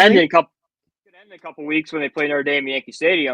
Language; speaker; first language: English; native; English